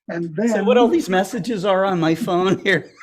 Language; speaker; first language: English; native; English